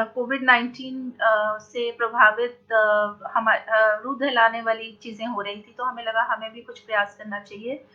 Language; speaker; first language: Hindi; native; Hindi